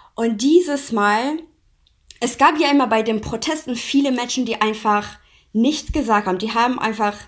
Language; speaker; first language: German; non-native, fluent; Persian